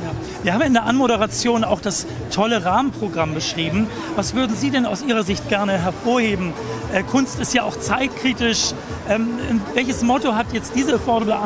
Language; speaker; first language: German; native; German